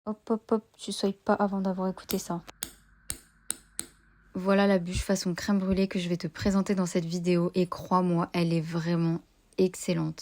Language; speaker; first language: French; native; French